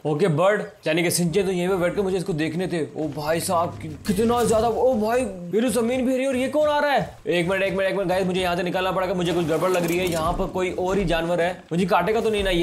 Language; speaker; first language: Hindi; native; Hindi